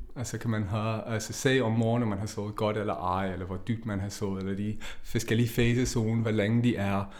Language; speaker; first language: Danish; non-native, fluent; English